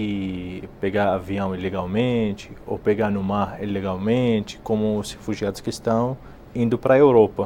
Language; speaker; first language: Portuguese; non-native, fluent; Arabic